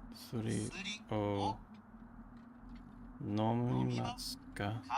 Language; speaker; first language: Japanese; non-native, learner; English